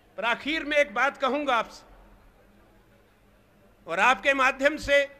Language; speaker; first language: Hindi; native; Hindi